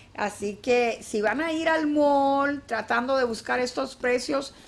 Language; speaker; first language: Spanish; native; Spanish